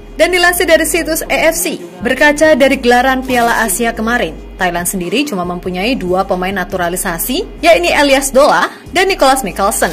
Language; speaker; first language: Indonesian; native; Indonesian